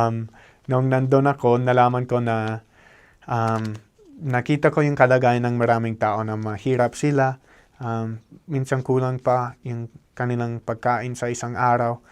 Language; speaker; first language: Filipino; non-native, fluent; English